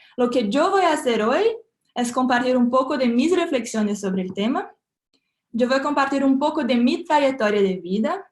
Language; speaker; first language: Spanish; non-native, fluent; Portuguese